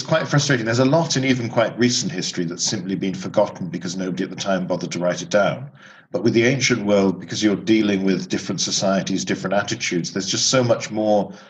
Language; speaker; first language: English; native; English